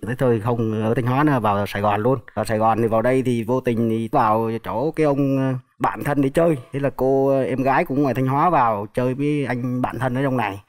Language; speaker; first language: Vietnamese; native; Vietnamese